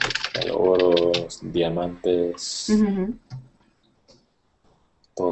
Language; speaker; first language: Spanish; non-native, learner; English